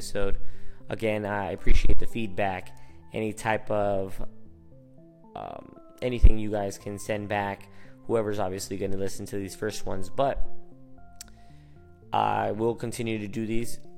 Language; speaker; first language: English; early bilingual, other home language; Spanish